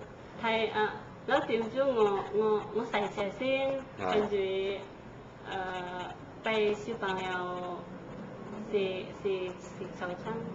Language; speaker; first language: Cantonese; non-native, learner; Indonesian